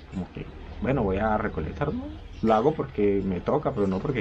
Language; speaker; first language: Spanish; native; Spanish